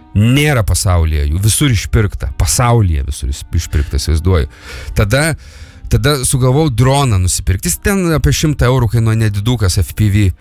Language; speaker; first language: Lithuanian; native; Lithuanian